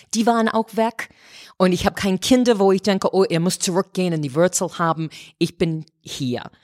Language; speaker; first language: German; non-native, fluent; English